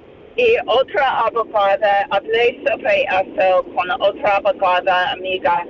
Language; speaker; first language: Spanish; non-native, learner; English